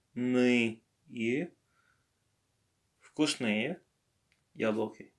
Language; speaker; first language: Russian; non-native, learner; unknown